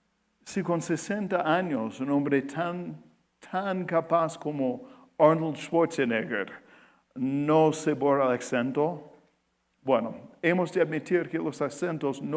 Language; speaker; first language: Spanish; non-native, fluent; English